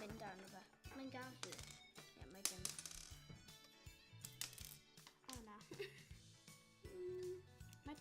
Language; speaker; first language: Welsh; non-native, local second language; English